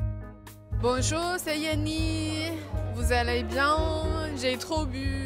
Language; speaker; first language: French; non-native, fluent; Chinese